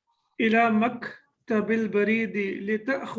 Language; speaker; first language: Arabic; non-native, fluent; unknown